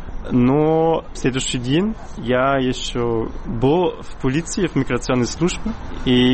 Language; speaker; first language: Russian; non-native, fluent; German